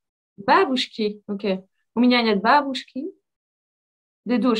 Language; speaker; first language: Russian; non-native, learner; French